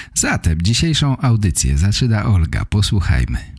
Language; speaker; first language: Polish; native; Polish